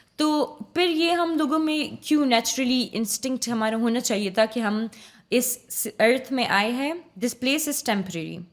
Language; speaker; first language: Urdu; non-native, local second language; Pashto